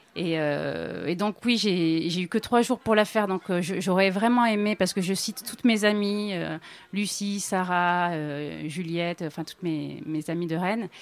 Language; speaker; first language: French; native; French